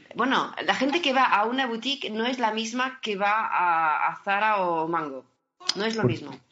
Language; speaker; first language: Spanish; early bilingual, heritage; French